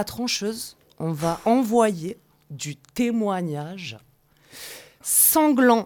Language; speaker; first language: French; native; French